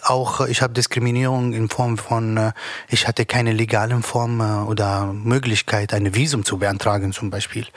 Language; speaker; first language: German; non-native, learner; Arabic